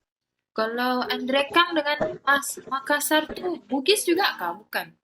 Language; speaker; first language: Malay; native; Malay